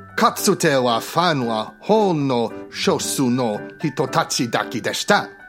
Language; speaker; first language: Japanese; non-native, learner; English